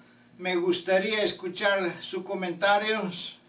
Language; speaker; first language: Spanish; non-native, fluent; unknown